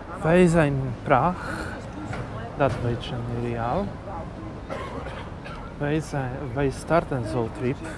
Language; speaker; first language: Dutch; non-native, learner; Polish